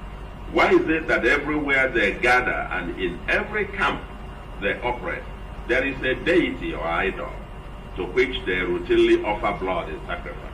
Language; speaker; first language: English; non-native, local second language; Igbo